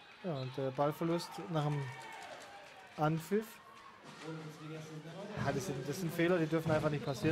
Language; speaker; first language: German; native; German